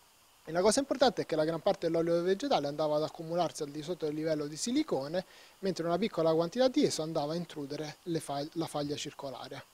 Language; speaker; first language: Italian; native; Italian